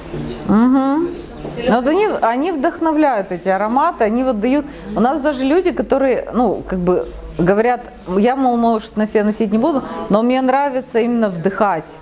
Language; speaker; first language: Russian; native; Russian